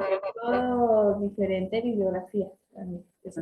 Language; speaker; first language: Spanish; native; Spanish